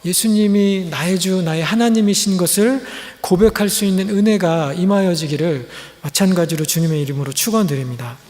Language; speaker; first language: Korean; native; Korean